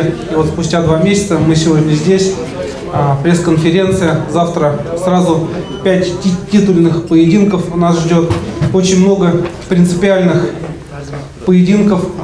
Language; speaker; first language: Russian; native; Russian